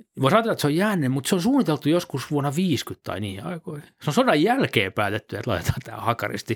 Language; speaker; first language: Finnish; native; Finnish